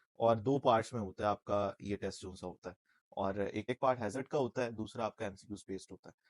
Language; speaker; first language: Urdu; non-native, local second language; Punjabi